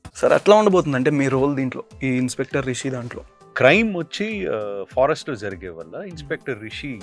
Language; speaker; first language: Telugu; native; Telugu